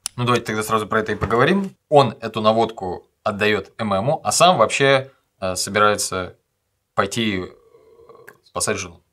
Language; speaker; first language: Russian; native; Russian